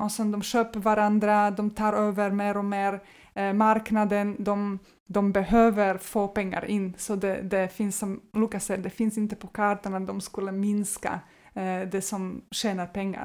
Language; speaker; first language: Swedish; non-native, fluent; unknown